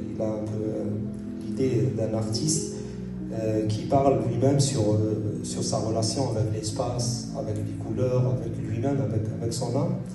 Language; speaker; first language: French; non-native, local second language; Arabic